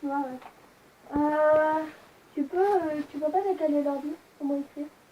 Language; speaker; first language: French; native; French